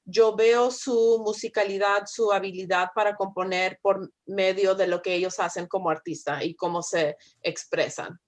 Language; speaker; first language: Spanish; early bilingual, heritage; Spanish